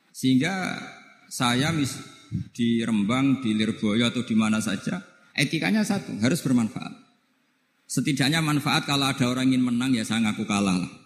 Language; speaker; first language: Indonesian; non-native, local second language; Javanese